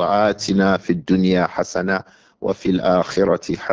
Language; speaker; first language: Arabic; non-native, fluent; Yoruba